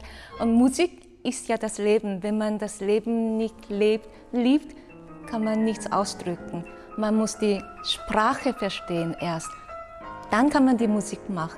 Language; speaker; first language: German; non-native, fluent; Korean